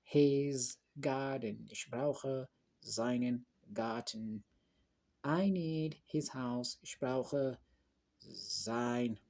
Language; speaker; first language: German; non-native, learner; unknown